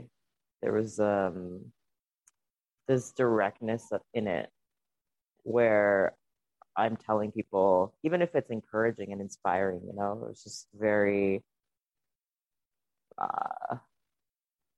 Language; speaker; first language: English; non-native, fluent; Russian